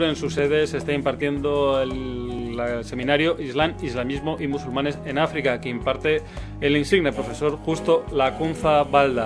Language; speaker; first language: Spanish; native; Spanish